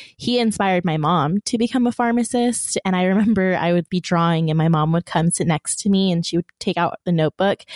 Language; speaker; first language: English; early bilingual, other home language; Persian